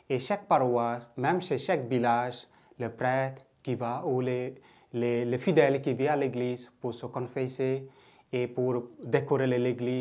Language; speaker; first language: French; non-native, fluent; Bangla